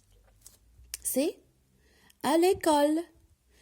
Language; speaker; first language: French; non-native, local second language; Arabic